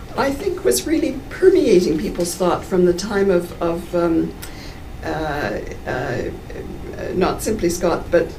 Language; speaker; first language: English; native; English